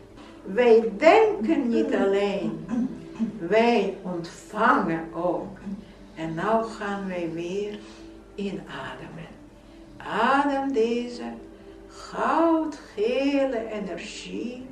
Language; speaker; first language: Dutch; non-native, fluent; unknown